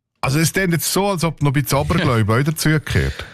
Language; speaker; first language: German; native; German